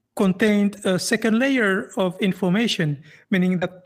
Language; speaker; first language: English; non-native, fluent; French